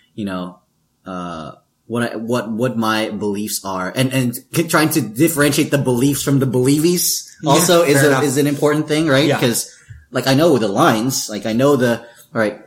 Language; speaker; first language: English; early bilingual, other home language; Filipino